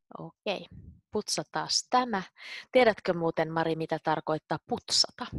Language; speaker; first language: Finnish; native; Finnish